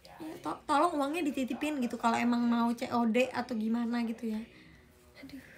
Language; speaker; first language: Indonesian; native; Indonesian